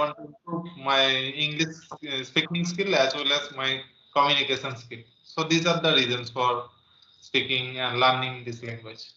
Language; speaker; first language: English; non-native, learner; Bangla